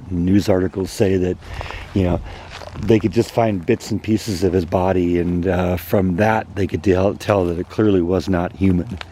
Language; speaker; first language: English; native; English